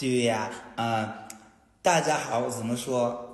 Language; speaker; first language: Chinese; non-native, fluent; Ghomala